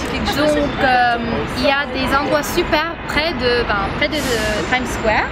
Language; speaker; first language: French; non-native, fluent; English